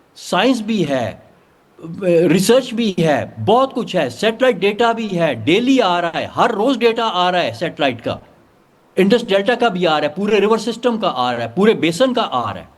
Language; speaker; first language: Urdu; non-native, local second language; Punjabi